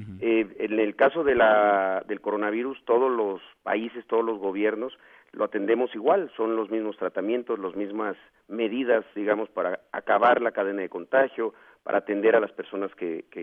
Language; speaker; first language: Spanish; native; Spanish